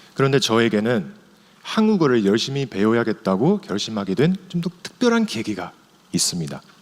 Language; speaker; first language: Korean; non-native, fluent; Chinese